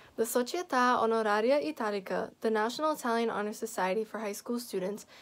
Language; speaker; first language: English; native; English